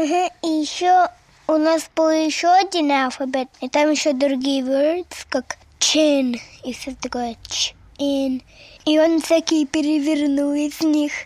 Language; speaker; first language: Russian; early bilingual, heritage; Russian